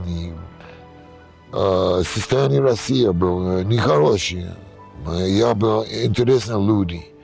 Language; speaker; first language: Russian; non-native, learner; English